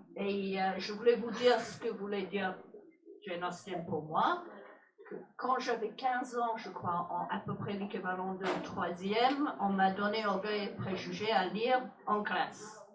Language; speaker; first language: French; non-native, fluent; English